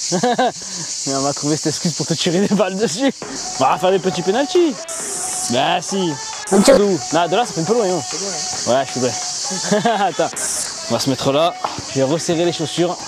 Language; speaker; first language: French; native; French